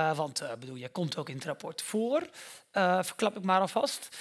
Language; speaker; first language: Dutch; native; Dutch